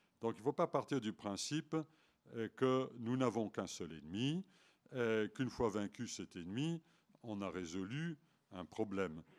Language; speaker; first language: French; native; French